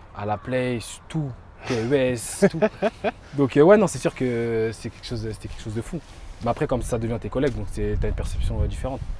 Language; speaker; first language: French; native; French